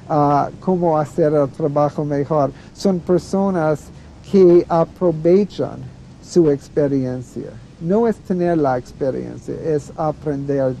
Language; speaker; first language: Spanish; non-native, fluent; English